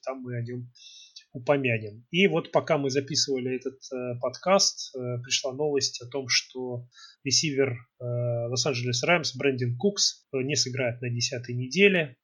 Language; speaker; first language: Russian; native; Russian